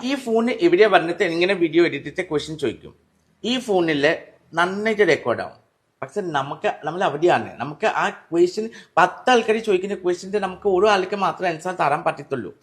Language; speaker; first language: Malayalam; non-native, fluent; Assamese